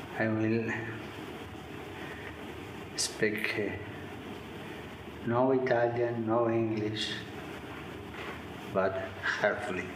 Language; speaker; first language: English; non-native, learner; Italian